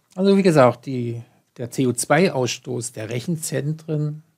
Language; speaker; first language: German; native; German